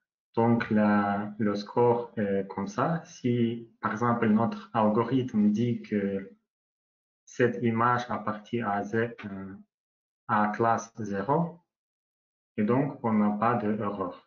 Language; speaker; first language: French; non-native, learner; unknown